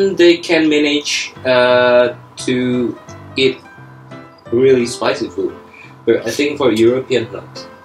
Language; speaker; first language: English; non-native, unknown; Indonesian